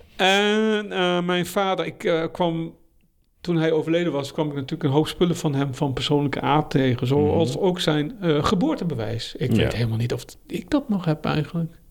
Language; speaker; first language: Dutch; early bilingual, other home language; German